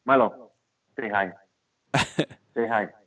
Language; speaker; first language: English; native; English